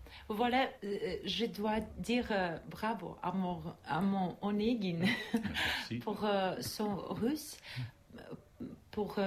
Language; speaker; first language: French; non-native, learner; Russian